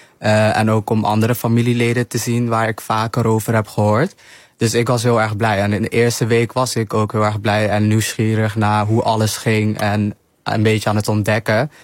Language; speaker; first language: Dutch; early bilingual, other home language; Somali